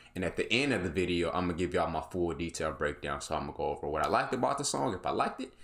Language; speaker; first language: English; native; English